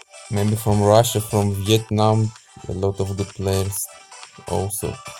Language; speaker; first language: English; non-native, learner; Russian